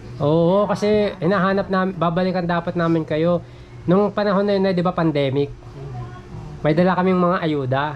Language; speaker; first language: Filipino; native; Filipino